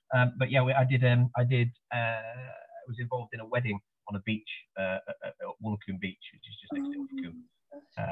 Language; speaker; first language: English; native; English